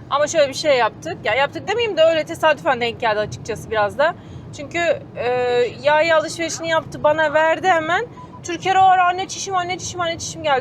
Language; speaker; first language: Turkish; native; Turkish